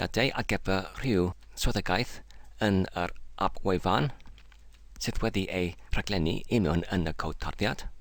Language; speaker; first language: Welsh; non-native, fluent; English